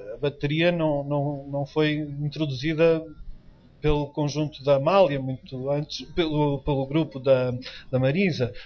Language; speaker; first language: Portuguese; native; Portuguese